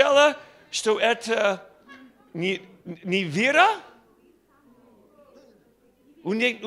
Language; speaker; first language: Russian; non-native, learner; English